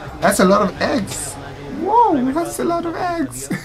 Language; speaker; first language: English; non-native, fluent; Hindi